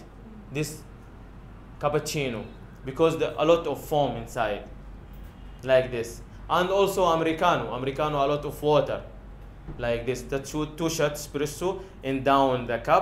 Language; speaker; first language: English; non-native, learner; Arabic